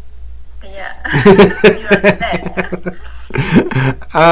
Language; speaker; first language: English; non-native, learner; Vietnamese